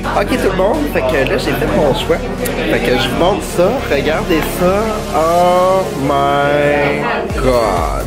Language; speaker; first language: French; native; French